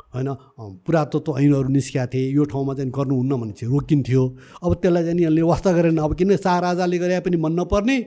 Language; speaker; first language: Nepali; native; Nepali